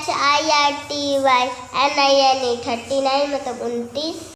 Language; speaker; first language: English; non-native, learner; Hindi